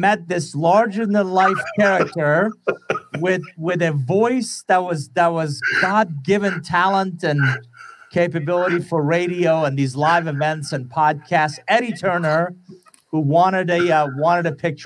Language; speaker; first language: English; non-native, fluent; Persian